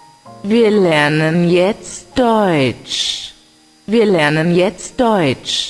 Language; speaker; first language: German; non-native, learner; Vietnamese